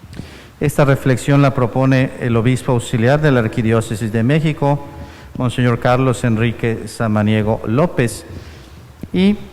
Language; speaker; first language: Spanish; native; Spanish